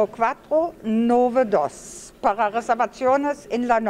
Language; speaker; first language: Spanish; non-native, learner; German